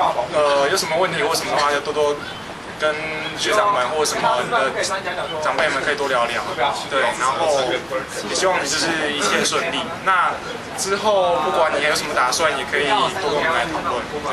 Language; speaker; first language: Chinese; non-native, local second language; Cantonese